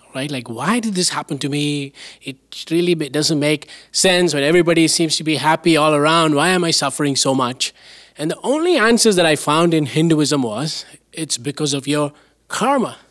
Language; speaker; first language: English; non-native, local second language; Tamil